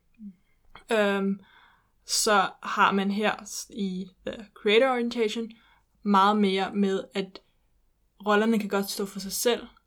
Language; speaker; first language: Danish; early bilingual, heritage; Danish